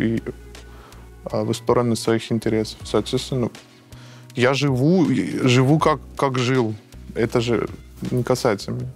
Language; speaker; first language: Russian; non-native, fluent; Persian